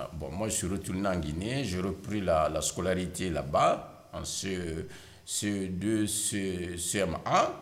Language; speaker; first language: French; non-native, local second language; Mandingo